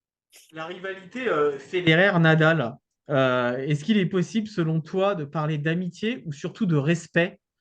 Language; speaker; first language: French; native; French